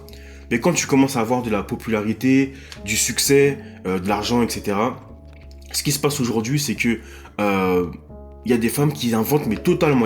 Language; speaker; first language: French; native; French